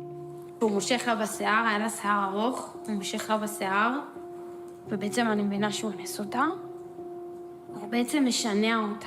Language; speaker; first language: Hebrew; native; Hebrew